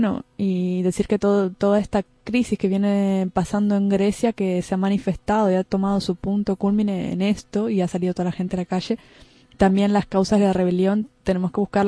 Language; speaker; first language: Spanish; native; Spanish